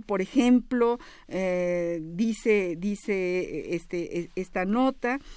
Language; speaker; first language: Spanish; native; Spanish